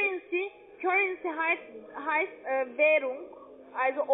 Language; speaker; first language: German; non-native, learner; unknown